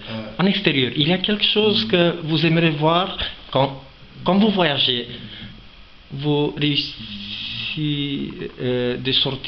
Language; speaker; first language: French; non-native, fluent; Romanian